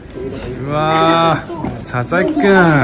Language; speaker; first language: Japanese; native; Japanese